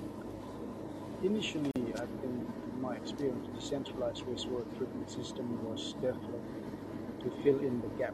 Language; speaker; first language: English; non-native, fluent; Indonesian